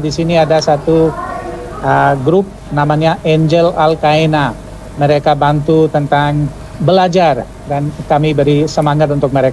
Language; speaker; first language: Indonesian; non-native, fluent; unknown